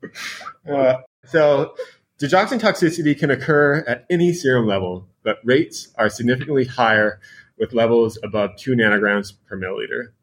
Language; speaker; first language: English; native; English